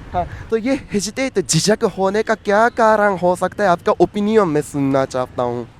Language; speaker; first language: Hindi; non-native, fluent; Japanese